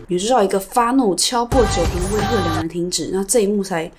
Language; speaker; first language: Chinese; native; Chinese